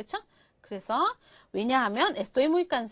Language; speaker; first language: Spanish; non-native, fluent; Korean